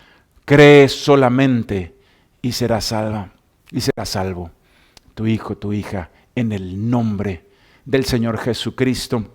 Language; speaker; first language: Spanish; native; Spanish